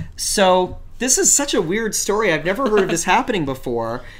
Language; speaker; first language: English; native; English